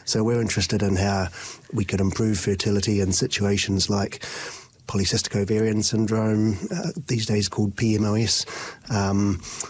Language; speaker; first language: English; native; English